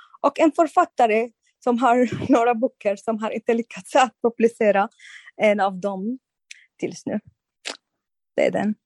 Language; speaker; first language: Swedish; non-native, fluent; Arabic